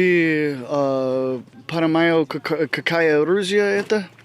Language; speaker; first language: Russian; non-native, learner; English